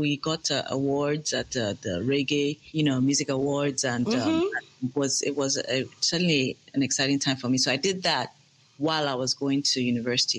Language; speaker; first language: English; non-native, local second language; Yoruba